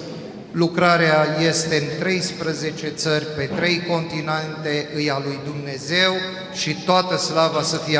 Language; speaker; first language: Romanian; non-native, fluent; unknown